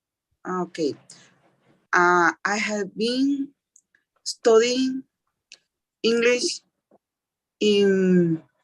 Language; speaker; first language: English; non-native, learner; Spanish